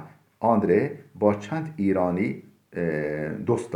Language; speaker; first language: Persian; non-native, fluent; Turkish